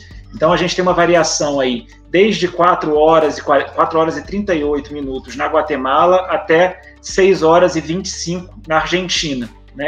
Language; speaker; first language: Portuguese; native; Portuguese